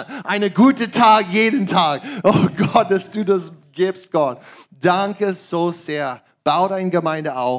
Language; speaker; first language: German; non-native, learner; English